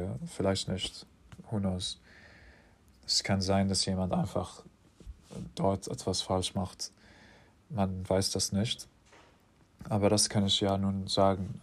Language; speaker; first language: German; non-native, fluent; English